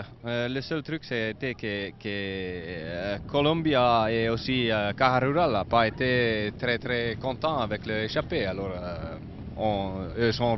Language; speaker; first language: French; non-native, learner; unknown